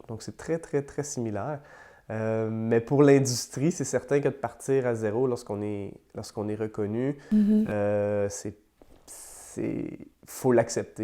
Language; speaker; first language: French; native; French